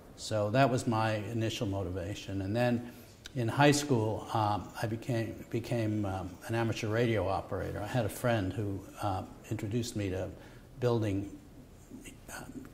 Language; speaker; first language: English; native; English